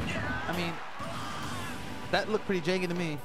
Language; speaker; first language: English; native; English